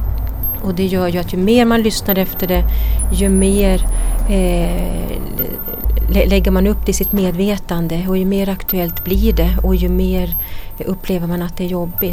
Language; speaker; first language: Swedish; native; Swedish